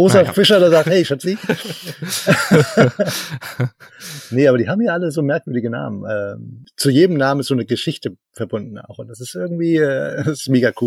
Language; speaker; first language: German; native; German